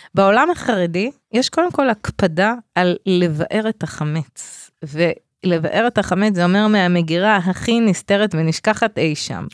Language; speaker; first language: Hebrew; native; Hebrew